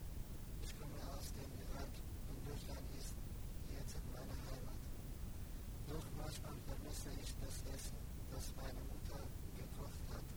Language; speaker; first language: German; non-native, learner; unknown